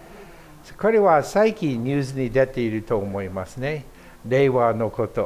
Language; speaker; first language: Japanese; non-native, fluent; English